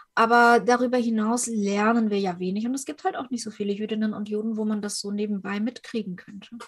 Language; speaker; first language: German; early bilingual, other home language; Ukrainian